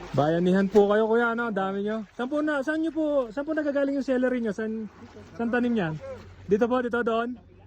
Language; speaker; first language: Filipino; native; Filipino